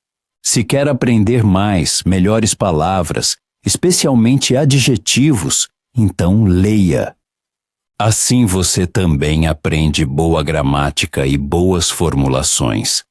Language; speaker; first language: Portuguese; non-native, fluent; Polish